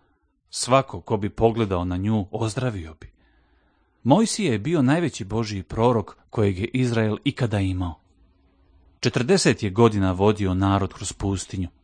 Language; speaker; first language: Serbian; native; Serbian